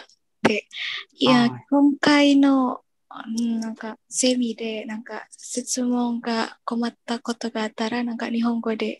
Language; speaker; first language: Japanese; non-native, learner; Indonesian